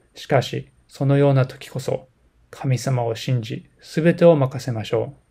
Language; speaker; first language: Japanese; native; Japanese